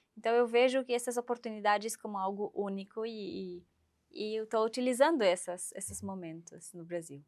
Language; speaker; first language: Portuguese; non-native, fluent; Arabic